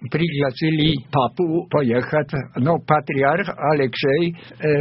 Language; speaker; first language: Russian; non-native, fluent; German